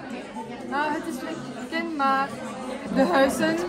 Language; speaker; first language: Dutch; non-native, learner; French